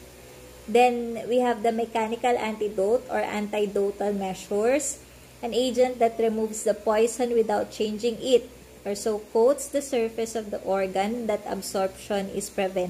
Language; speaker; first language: English; non-native, local second language; Filipino